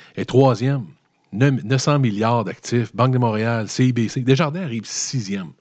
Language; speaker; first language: French; native; French